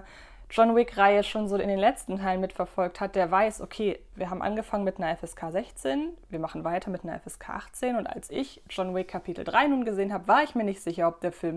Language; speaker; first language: German; native; German